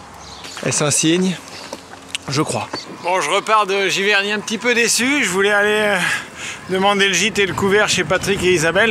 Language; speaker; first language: French; native; French